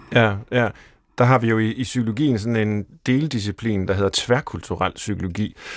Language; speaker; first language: Danish; native; Danish